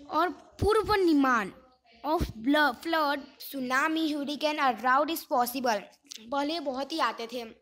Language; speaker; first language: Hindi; non-native, local second language; Gujarati